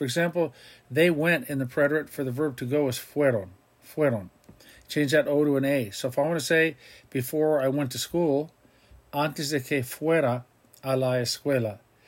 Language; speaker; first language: English; native; English